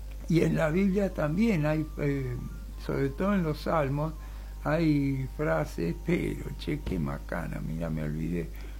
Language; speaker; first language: Spanish; native; Spanish